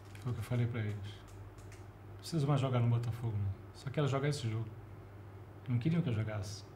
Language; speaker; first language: Portuguese; native; Portuguese